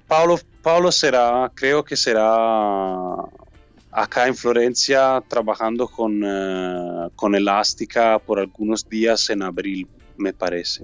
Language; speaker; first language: Spanish; non-native, learner; Italian